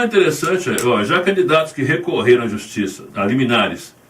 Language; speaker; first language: Portuguese; native; Portuguese